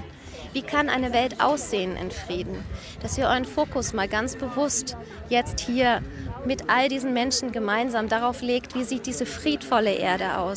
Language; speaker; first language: German; native; German